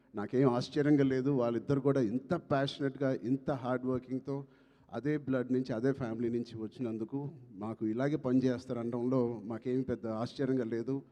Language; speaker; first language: Telugu; native; Telugu